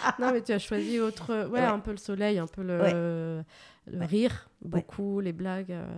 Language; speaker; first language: French; native; French